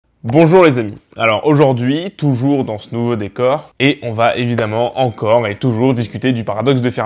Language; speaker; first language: French; native; French